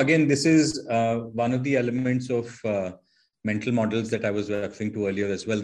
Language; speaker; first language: English; non-native, local second language; Hindi